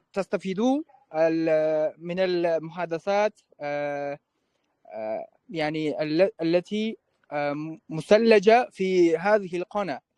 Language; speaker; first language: Arabic; non-native, fluent; Uzbek